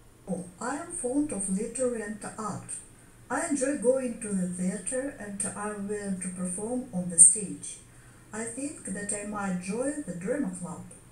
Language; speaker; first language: English; non-native, fluent; Ukrainian